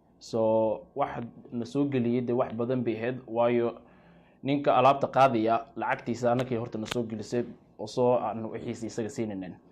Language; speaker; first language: Somali; early bilingual, heritage; Somali